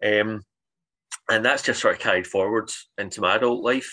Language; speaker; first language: English; native; English